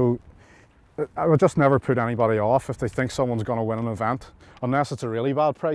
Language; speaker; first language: English; native; English